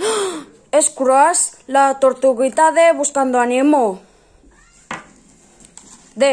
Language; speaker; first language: Spanish; native; Spanish